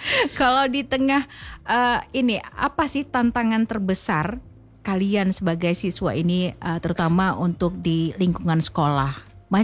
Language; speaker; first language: Indonesian; non-native, local second language; Achinese